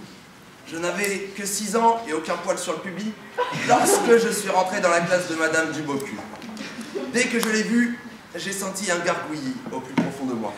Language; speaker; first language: French; native; French